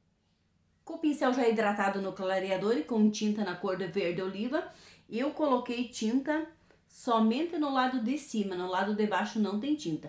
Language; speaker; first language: Portuguese; native; Portuguese